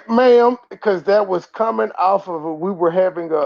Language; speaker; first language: English; native; English